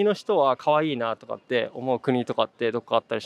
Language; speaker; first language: Japanese; native; Japanese